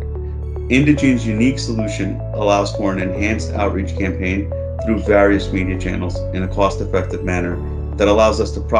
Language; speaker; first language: English; native; English